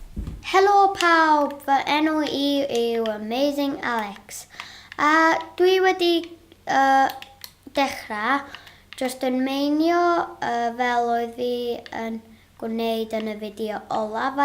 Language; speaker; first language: Welsh; non-native, local second language; English